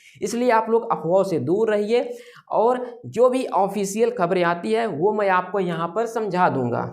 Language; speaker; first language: Hindi; native; Hindi